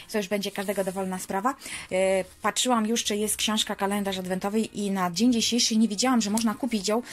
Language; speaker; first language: Polish; non-native, fluent; Ukrainian